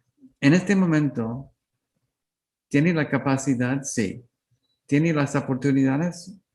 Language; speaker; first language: Spanish; non-native, learner; English